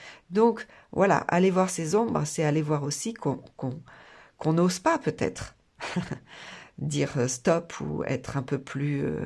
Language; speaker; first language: French; native; French